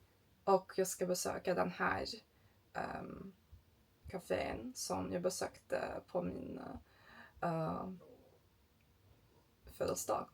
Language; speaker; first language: Swedish; non-native, learner; Turkish